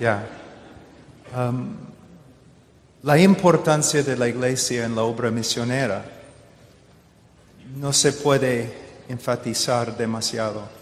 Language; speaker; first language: Spanish; non-native, fluent; English